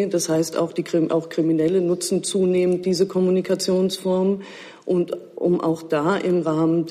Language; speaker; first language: German; native; German